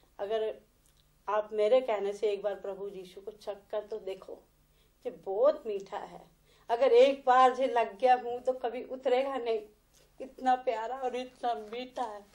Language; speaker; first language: Hindi; non-native, local second language; Punjabi